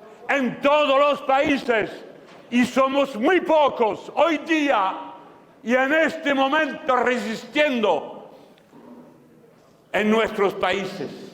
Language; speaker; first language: Spanish; non-native, fluent; French